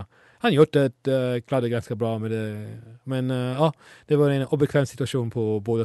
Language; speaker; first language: Swedish; non-native, fluent; Italian